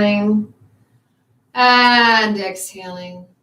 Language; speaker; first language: English; native; English